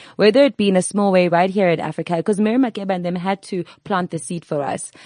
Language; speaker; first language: English; non-native, local second language; Zulu